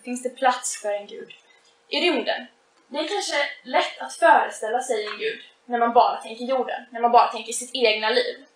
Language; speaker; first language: Swedish; native; Swedish